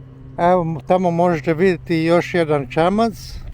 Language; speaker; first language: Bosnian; non-native, local second language; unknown